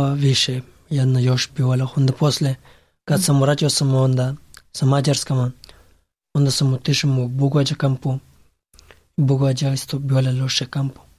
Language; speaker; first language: Serbian; non-native, learner; Pashto